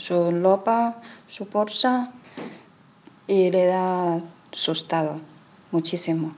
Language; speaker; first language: Spanish; non-native, learner; Chinese